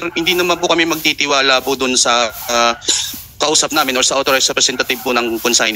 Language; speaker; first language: Filipino; native; Filipino